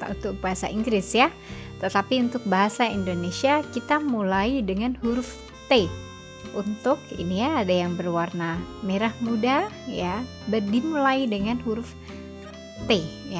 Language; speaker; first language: Indonesian; native; Indonesian